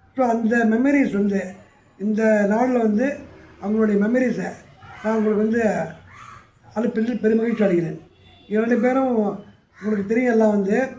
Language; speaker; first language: Tamil; native; Tamil